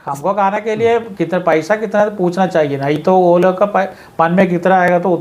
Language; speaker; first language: Hindi; non-native, local second language; Malayalam